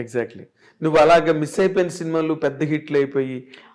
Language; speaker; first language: Telugu; native; Telugu